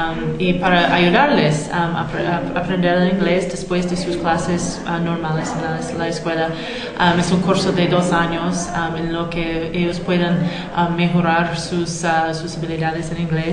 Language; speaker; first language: Spanish; non-native, fluent; English